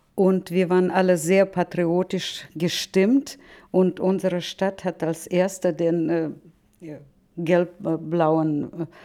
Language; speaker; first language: German; non-native, fluent; Russian